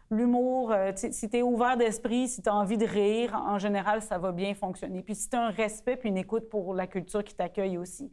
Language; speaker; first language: French; native; French